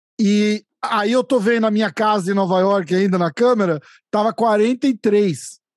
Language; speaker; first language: Portuguese; native; Portuguese